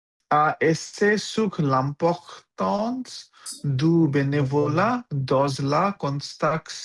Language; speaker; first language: French; non-native, learner; Bangla